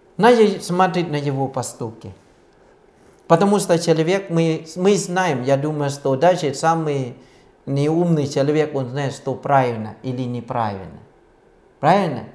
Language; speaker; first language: Russian; non-native, fluent; Thai